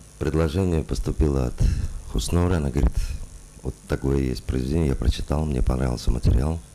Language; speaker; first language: Russian; non-native, local second language; Uzbek